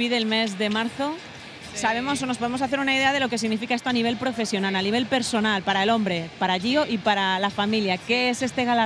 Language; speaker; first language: Spanish; native; Spanish